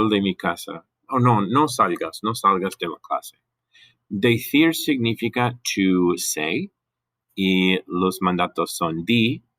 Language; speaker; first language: Spanish; non-native, fluent; English